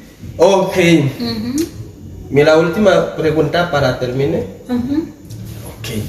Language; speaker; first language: Spanish; non-native, learner; Haitian Creole